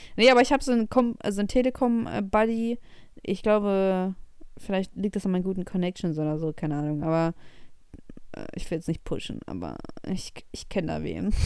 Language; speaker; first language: German; early bilingual, other home language; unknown